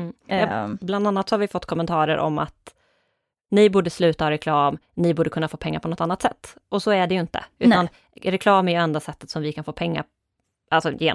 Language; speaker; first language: Swedish; native; Swedish